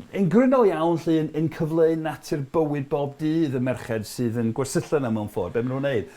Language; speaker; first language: Welsh; non-native, fluent; English